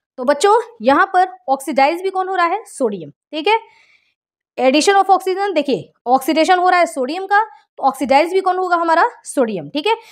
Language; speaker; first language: Hindi; native; Hindi